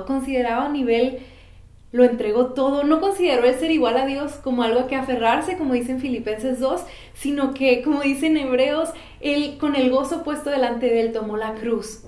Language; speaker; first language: Spanish; native; Spanish